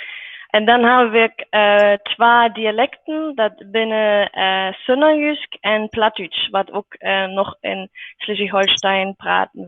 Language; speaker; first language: Dutch; non-native, learner; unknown